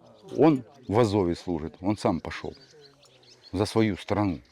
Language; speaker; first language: Ukrainian; non-native, local second language; Russian